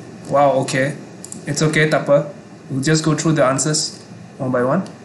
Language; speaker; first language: English; non-native, local second language; Malay